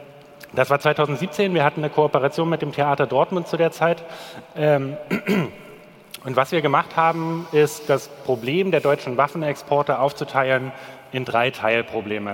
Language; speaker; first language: German; native; German